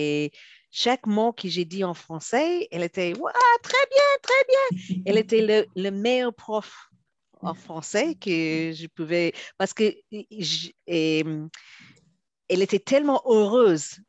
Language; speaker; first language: French; non-native, fluent; Hebrew